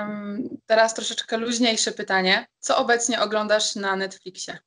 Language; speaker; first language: Polish; native; Polish